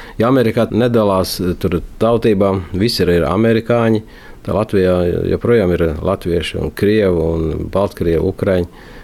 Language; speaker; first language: Latvian; non-native, local second language; Russian